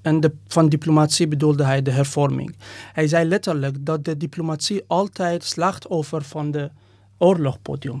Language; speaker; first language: Dutch; non-native, fluent; Persian